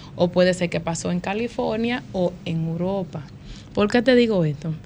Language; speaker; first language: Spanish; early bilingual, heritage; Spanish